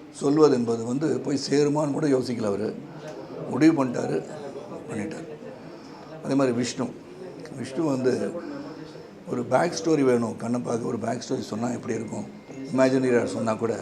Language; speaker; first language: Tamil; native; Tamil